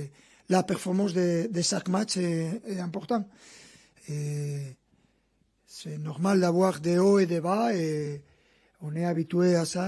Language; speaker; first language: French; non-native, fluent; Spanish